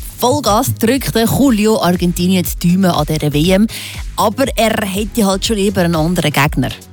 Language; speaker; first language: German; native; German